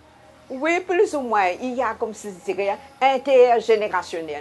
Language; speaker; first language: French; non-native, local second language; Hakka Chinese